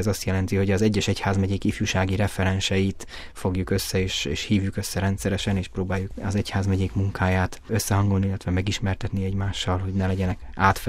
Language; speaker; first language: Hungarian; native; Hungarian